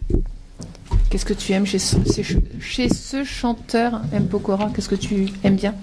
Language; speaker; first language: French; native; French